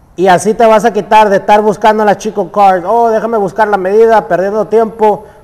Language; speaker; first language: Spanish; early bilingual, heritage; Spanish